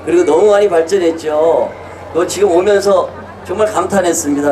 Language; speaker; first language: Korean; native; Korean